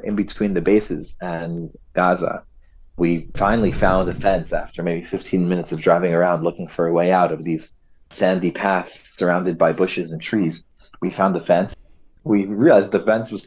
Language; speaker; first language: English; native; English